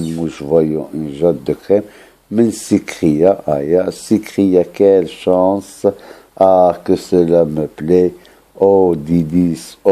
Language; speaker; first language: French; non-native, local second language; Arabic